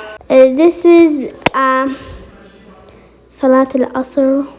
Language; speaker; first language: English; non-native, learner; Arabic